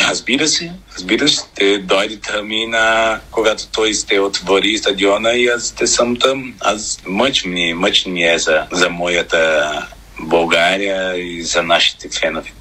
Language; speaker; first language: Bulgarian; non-native, learner; Portuguese